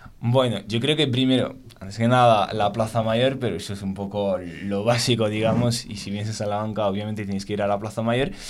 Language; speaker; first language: Spanish; non-native, fluent; French